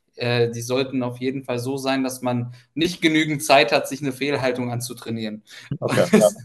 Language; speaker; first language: German; early bilingual, other home language; Ukrainian